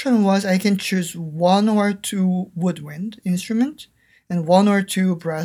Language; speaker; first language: English; non-native, fluent; Korean